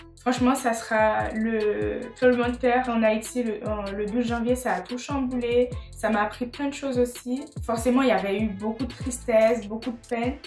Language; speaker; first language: French; non-native, local second language; Haitian Creole